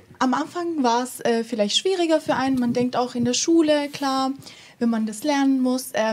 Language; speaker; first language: German; early bilingual, other home language; Polish